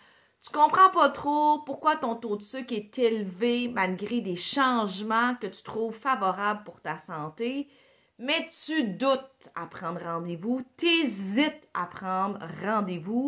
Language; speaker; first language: French; native; French